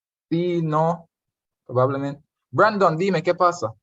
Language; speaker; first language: Spanish; non-native, fluent; English